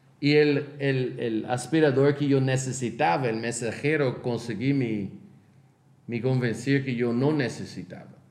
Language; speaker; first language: Spanish; non-native, fluent; Portuguese